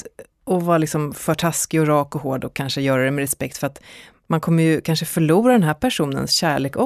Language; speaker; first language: Swedish; native; Swedish